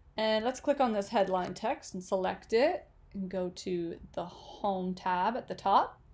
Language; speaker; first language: English; native; English